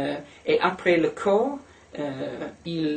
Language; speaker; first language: French; non-native, learner; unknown